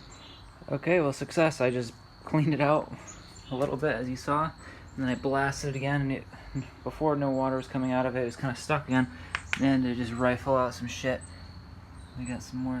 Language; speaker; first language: English; native; English